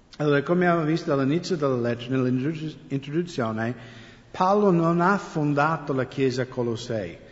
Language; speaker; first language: Italian; non-native, fluent; English